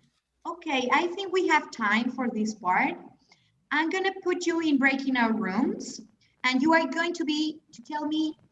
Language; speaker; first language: English; non-native, fluent; Spanish